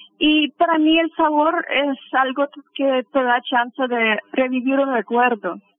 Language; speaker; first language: Spanish; early bilingual, heritage; Spanish